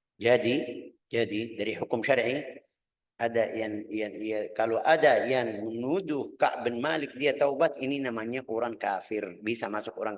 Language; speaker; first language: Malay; non-native, fluent; Arabic